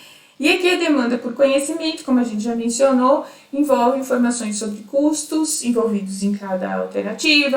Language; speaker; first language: Portuguese; native; Portuguese